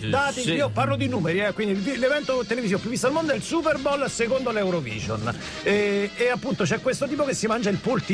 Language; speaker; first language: Italian; native; Italian